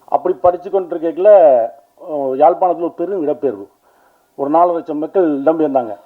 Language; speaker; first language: Tamil; native; Tamil